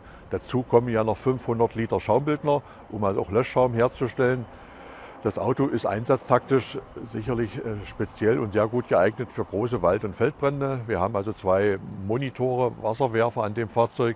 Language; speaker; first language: German; native; German